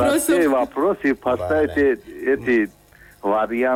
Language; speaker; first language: Russian; non-native, learner; Tajik